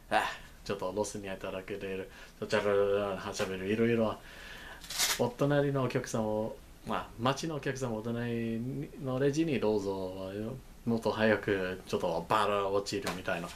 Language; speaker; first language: Japanese; non-native, learner; English